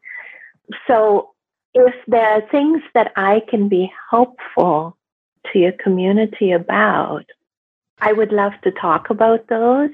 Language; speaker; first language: English; non-native, local second language; Gujarati